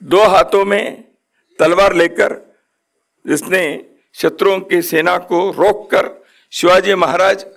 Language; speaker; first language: Hindi; non-native, local second language; Kannada